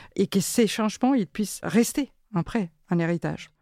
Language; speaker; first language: French; non-native, fluent; Spanish